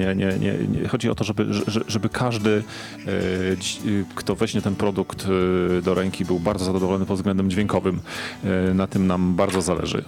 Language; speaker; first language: Polish; native; Polish